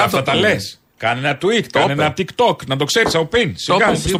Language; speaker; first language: Greek; native; Greek